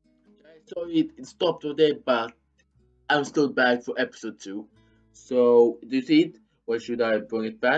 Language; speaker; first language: English; non-native, fluent; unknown